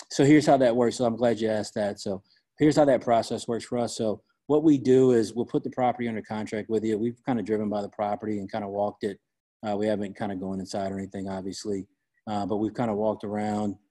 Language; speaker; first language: English; native; English